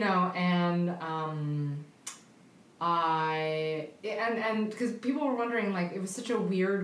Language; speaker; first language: English; early bilingual, other home language; Filipino